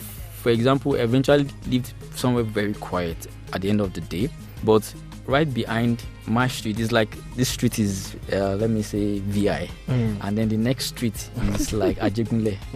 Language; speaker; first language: English; non-native, local second language; Yoruba